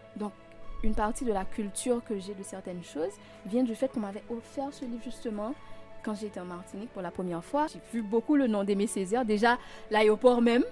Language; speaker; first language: French; non-native, local second language; Haitian Creole